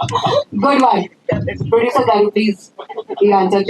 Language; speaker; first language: Telugu; non-native, fluent; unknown